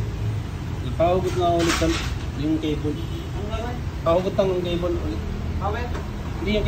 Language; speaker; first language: Filipino; native; Filipino